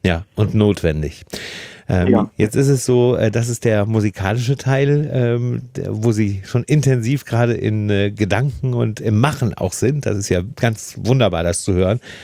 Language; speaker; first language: German; native; German